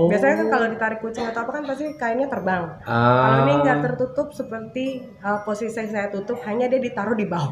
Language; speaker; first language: Indonesian; native; Indonesian